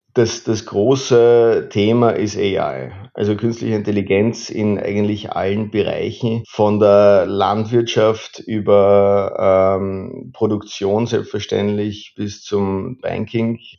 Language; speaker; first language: German; native; German